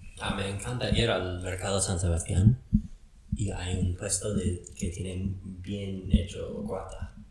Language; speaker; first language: Spanish; non-native, fluent; English